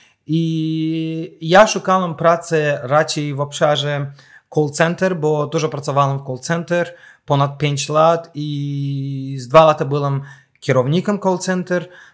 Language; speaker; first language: Polish; non-native, fluent; Azerbaijani